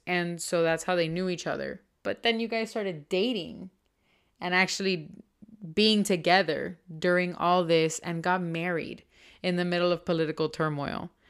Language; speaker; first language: English; early bilingual, other home language; Spanish